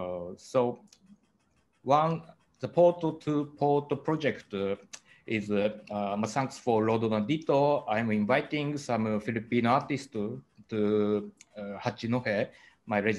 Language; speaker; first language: English; non-native, learner; Japanese